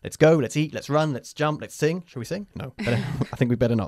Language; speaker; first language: English; native; English